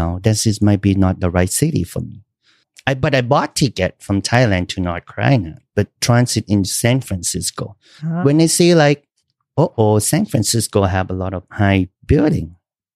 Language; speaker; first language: English; non-native, learner; Thai